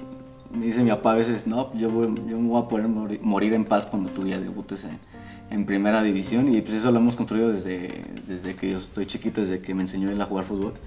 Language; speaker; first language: Spanish; native; Spanish